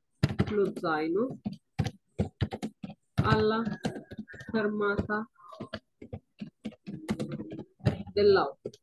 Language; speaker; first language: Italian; non-native, fluent; Arabic